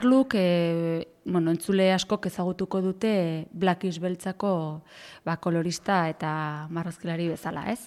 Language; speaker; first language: Basque; native; Basque